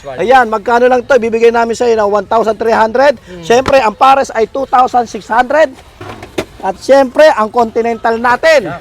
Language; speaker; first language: Filipino; native; Filipino